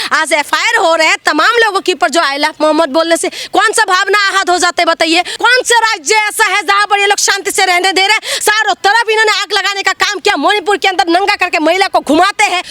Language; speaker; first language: Hindi; non-native, local second language; Assamese